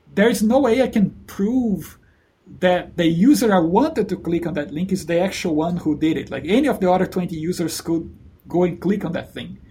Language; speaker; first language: English; non-native, fluent; Portuguese